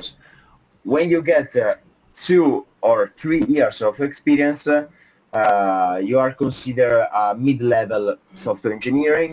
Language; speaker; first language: English; non-native, fluent; Italian